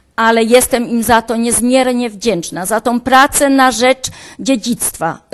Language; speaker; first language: Polish; native; Polish